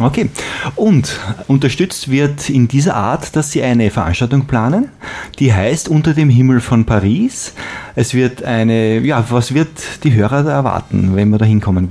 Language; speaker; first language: German; native; German